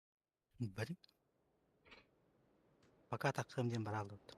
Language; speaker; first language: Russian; non-native, local second language; Yakut